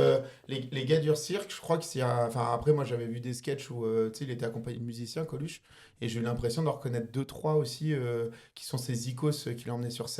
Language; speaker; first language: French; native; French